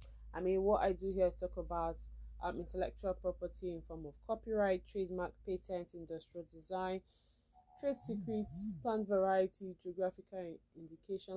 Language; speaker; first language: English; non-native, local second language; Igbo